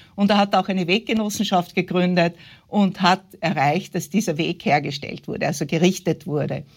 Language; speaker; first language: German; native; German